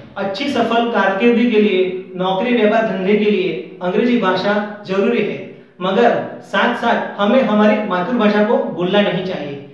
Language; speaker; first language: Hindi; non-native, local second language; Gujarati